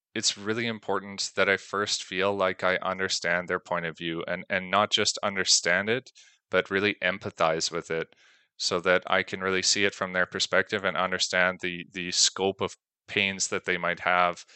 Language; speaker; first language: English; native; English